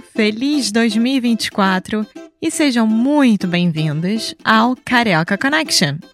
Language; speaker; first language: Portuguese; native; Portuguese